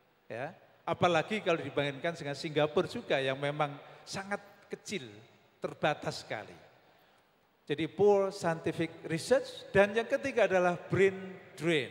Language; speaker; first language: Indonesian; native; Indonesian